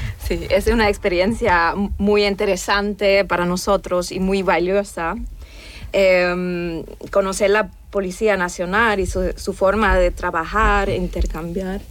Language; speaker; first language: Spanish; non-native, fluent; German